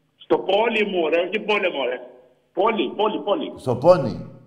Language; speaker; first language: Greek; non-native, learner; Arabic